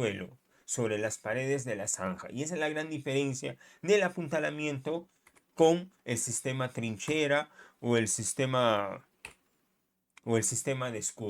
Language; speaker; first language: Spanish; native; Spanish